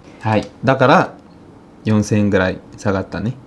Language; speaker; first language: Japanese; non-native, fluent; Indonesian